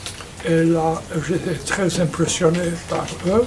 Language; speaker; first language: French; non-native, fluent; Polish